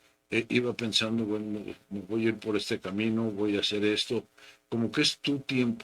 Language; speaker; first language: Spanish; native; Spanish